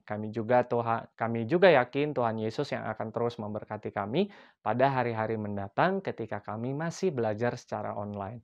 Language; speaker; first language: Indonesian; native; Indonesian